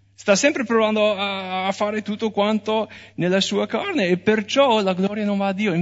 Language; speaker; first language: Italian; non-native, fluent; English